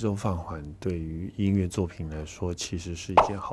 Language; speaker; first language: Chinese; native; Chinese